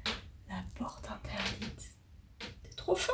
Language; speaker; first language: French; native; French